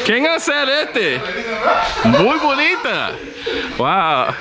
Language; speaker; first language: Spanish; non-native, learner; English